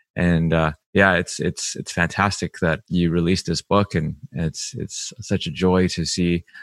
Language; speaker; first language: English; early bilingual, other home language; Spanish